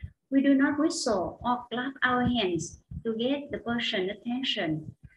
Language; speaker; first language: English; non-native, fluent; Vietnamese